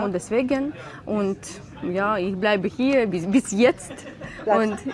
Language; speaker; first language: German; non-native, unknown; Ukrainian